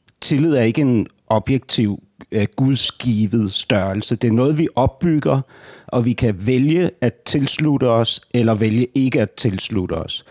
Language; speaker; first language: Danish; native; Danish